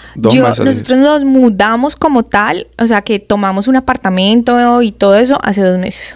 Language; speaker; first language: Spanish; native; Spanish